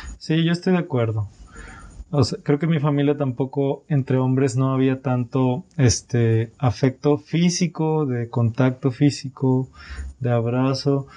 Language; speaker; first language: Spanish; native; Spanish